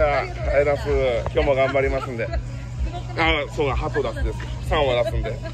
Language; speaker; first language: Japanese; native; Japanese